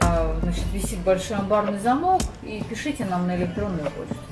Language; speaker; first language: Russian; native; Russian